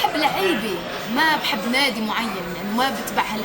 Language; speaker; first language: Arabic; native; Arabic